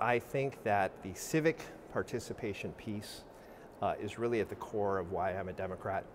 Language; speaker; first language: English; native; English